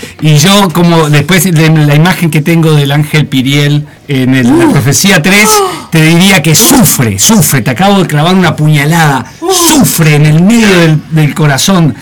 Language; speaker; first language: Spanish; native; Spanish